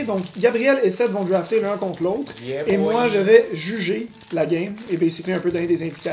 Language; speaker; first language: French; native; French